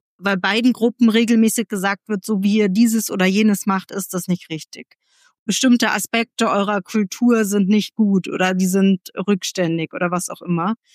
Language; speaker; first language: German; native; German